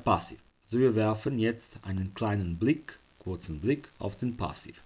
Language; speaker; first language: German; non-native, fluent; Serbian